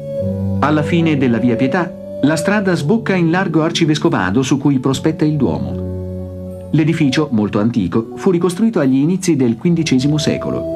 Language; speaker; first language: Italian; native; Italian